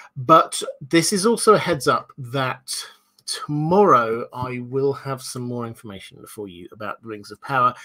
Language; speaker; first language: English; native; English